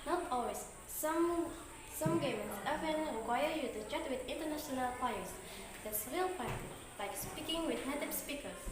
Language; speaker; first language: English; non-native, learner; Indonesian